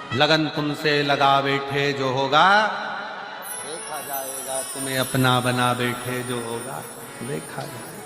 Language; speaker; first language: Hindi; native; Hindi